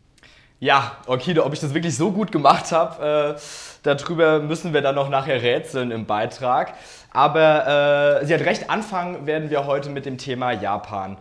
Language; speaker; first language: German; native; German